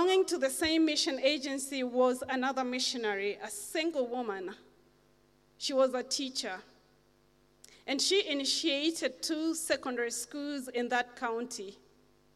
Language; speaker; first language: English; non-native, local second language; Kamba